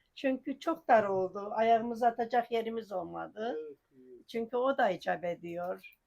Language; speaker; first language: Turkish; native; Turkish